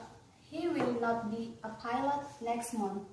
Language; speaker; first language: English; non-native, learner; Indonesian